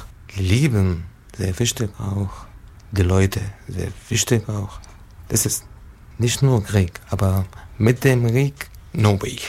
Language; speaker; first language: German; non-native, learner; Arabic